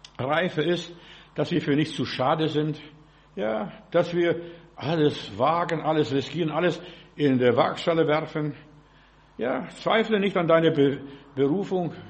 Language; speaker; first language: German; early bilingual, other home language; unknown